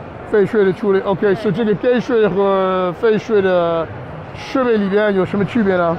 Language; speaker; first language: Chinese; non-native, fluent; English